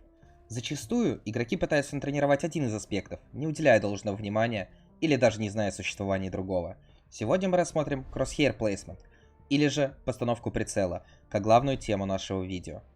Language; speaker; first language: Russian; native; Russian